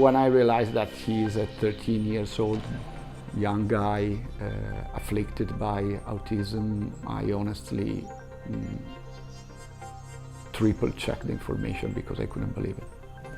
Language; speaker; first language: English; non-native, fluent; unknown